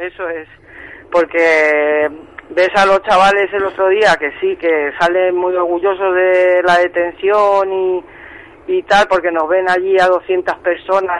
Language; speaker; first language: Spanish; native; Spanish